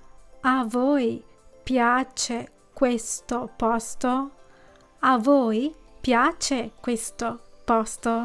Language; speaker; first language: Italian; non-native, fluent; Sinhala